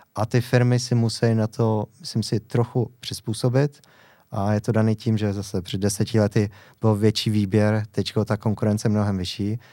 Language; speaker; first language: Czech; non-native, fluent; English